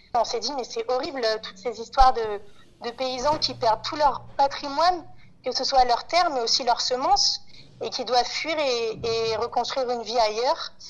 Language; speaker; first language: French; native; French